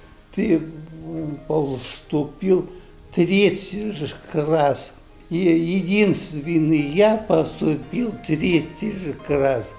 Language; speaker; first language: Russian; non-native, local second language; Ingush